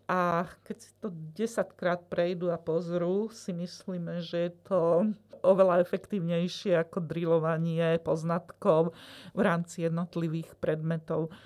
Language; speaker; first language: Slovak; native; Slovak